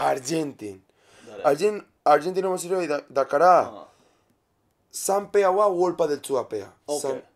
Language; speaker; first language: Japanese; non-native, learner; Spanish